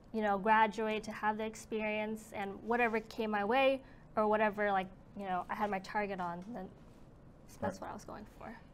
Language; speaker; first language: English; native; English